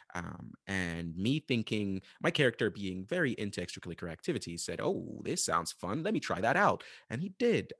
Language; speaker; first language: English; non-native, fluent; Arabic